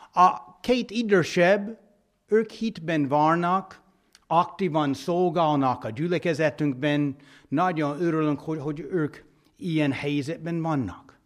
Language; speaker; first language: Hungarian; non-native, fluent; English